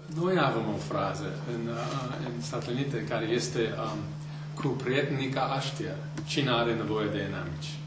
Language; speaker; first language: Romanian; non-native, fluent; English